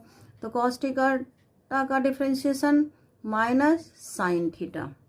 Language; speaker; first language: Hindi; native; Hindi